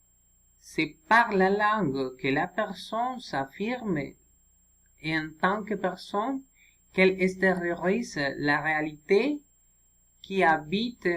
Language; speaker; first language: French; non-native, learner; Spanish